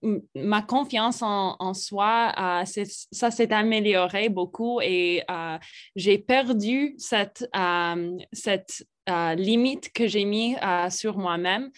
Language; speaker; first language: French; non-native, fluent; English